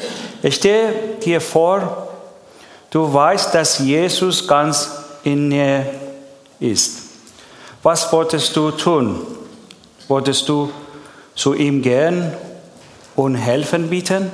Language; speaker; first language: German; non-native, learner; Persian